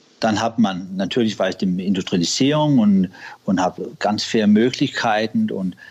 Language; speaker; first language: German; non-native, learner; Danish